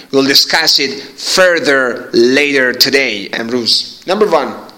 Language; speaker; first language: English; non-native, fluent; Persian